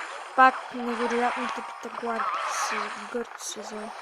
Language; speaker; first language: Bulgarian; native; Bulgarian